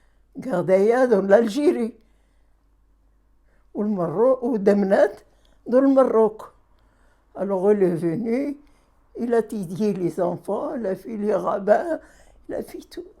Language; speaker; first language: French; non-native, learner; Arabic